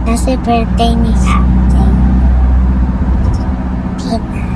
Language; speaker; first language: Filipino; native; Filipino